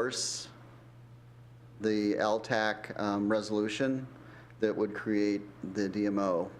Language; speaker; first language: English; native; English